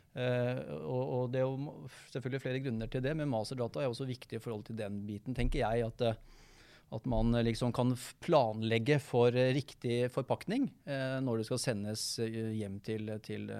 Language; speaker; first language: Norwegian; native; Norwegian